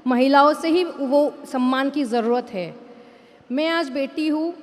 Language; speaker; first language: Hindi; non-native, local second language; Marathi